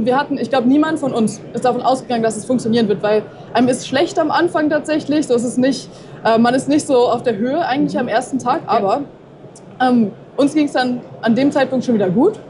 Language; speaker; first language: German; native; German